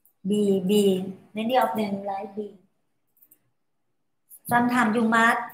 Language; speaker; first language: English; non-native, learner; Thai